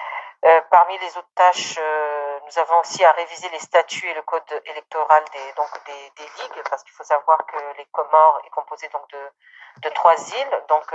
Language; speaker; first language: French; non-native, local second language; Comorian